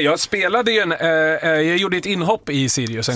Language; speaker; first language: Swedish; native; Swedish